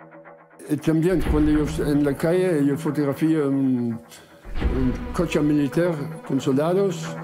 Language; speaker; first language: Spanish; non-native, learner; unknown